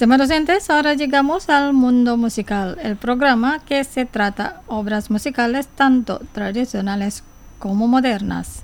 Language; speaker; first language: Spanish; non-native, fluent; Indonesian